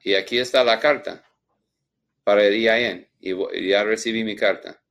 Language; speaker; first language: Spanish; non-native, learner; English